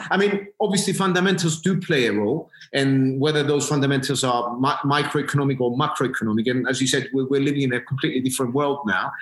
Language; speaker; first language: English; non-native, fluent; Greek